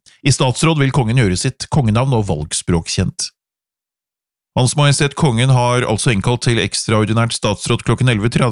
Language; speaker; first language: Norwegian; native; Norwegian